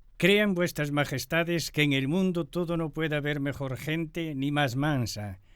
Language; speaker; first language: Spanish; native; Spanish